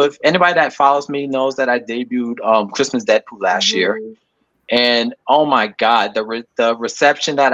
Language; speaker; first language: English; native; English